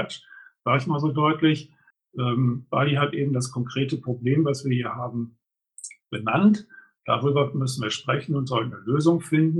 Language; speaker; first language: German; native; German